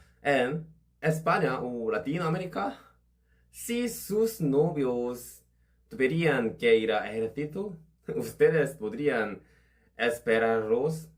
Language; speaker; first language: Spanish; non-native, learner; Korean